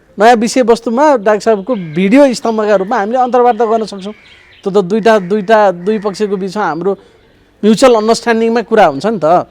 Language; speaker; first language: Nepali; native; Nepali